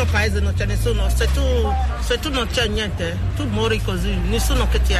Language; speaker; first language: Italian; non-native, learner; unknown